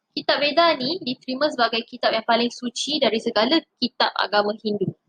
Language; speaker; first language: Malay; non-native, local second language; Tamil